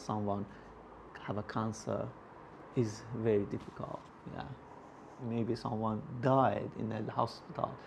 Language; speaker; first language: English; non-native, learner; Persian